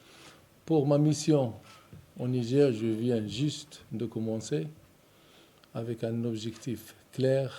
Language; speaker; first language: French; non-native, local second language; Arabic